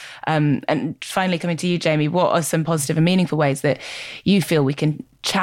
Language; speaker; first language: English; native; English